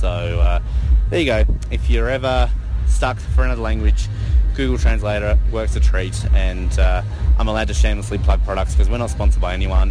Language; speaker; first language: English; native; English